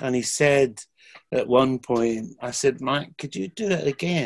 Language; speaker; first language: English; native; English